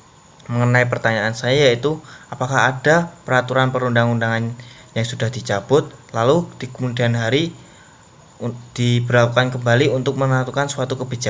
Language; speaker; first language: Indonesian; native; Indonesian